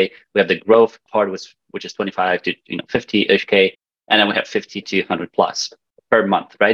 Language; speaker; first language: English; non-native, fluent; Polish